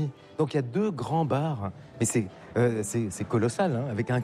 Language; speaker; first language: French; native; French